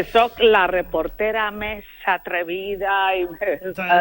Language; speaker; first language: Catalan; non-native, local second language; Spanish